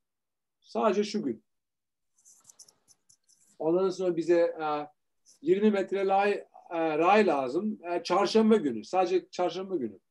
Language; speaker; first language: Turkish; early bilingual, heritage; Turkish